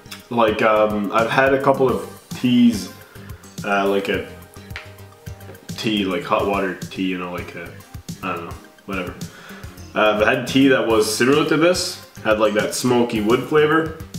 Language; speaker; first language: English; native; English